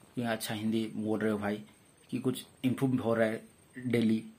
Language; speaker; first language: Hindi; non-native, local second language; Odia